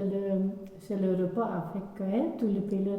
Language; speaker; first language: French; non-native, learner; Dutch